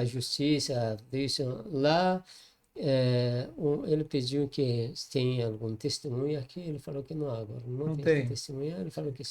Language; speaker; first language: Portuguese; non-native, learner; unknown